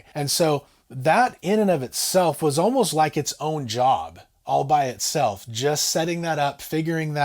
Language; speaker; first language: English; native; English